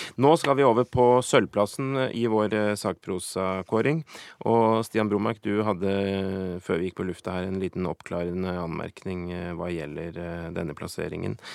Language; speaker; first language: Norwegian; native; Norwegian